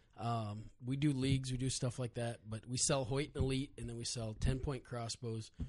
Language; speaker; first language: English; native; English